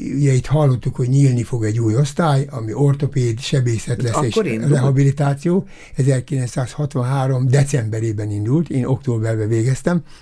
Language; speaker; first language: Hungarian; native; Hungarian